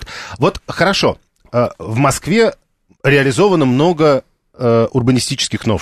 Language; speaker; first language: Russian; native; Russian